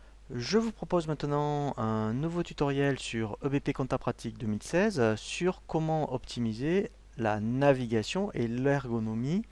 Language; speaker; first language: French; native; French